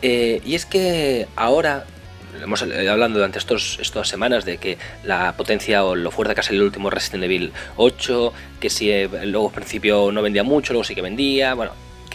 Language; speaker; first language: Spanish; native; Spanish